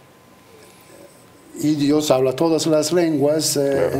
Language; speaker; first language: Spanish; non-native, fluent; Albanian